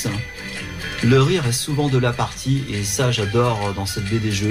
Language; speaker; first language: French; native; French